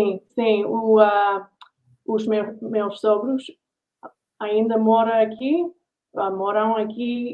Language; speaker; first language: Portuguese; non-native, learner; English